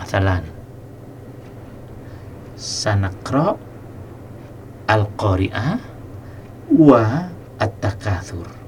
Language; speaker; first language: Arabic; non-native, fluent; Indonesian